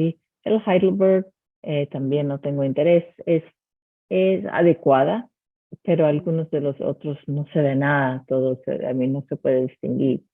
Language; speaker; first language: Spanish; early bilingual, heritage; Spanish